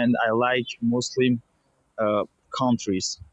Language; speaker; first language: English; non-native, learner; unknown